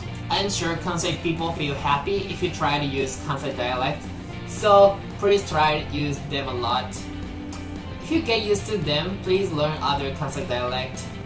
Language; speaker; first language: English; non-native, fluent; Japanese